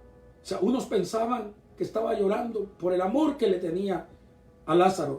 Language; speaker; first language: Spanish; native; Spanish